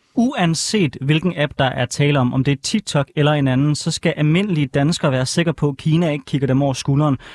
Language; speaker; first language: Danish; native; Danish